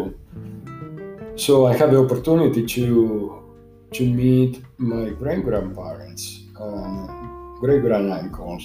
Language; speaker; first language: English; non-native, learner; Spanish